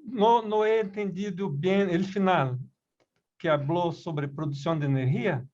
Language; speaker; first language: Spanish; non-native, learner; Portuguese